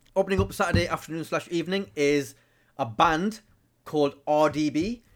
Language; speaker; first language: English; native; English